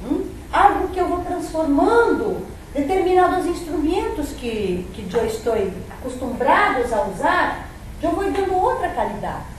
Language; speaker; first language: Spanish; non-native, fluent; Portuguese